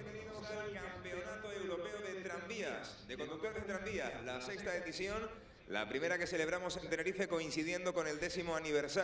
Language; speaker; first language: Spanish; native; Spanish